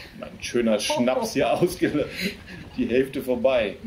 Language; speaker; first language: German; native; German